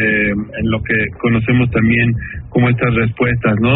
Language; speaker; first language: Spanish; native; Spanish